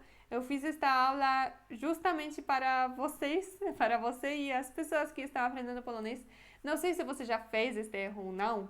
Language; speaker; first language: Portuguese; non-native, fluent; Polish